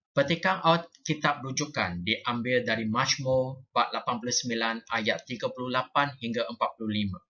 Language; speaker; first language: Malay; non-native, local second language; Chinese